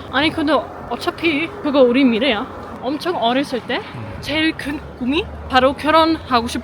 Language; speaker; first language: Korean; non-native, fluent; German